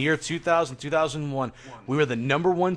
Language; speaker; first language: English; native; English